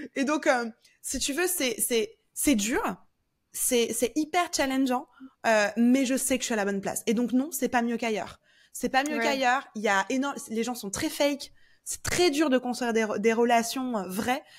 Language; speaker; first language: French; native; French